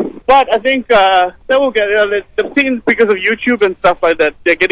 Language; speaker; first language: English; non-native, local second language; Sinhala